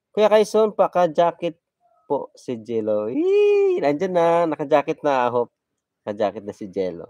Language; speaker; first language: Filipino; non-native, local second language; Cebuano